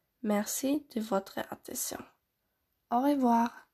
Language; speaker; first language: French; non-native, learner; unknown